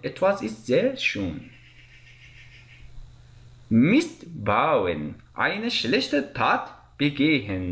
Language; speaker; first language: German; non-native, fluent; Persian